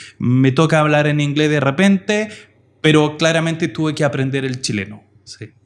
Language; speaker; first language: Spanish; non-native, fluent; French